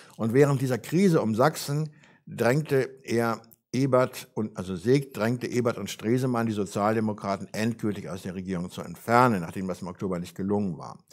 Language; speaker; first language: German; native; German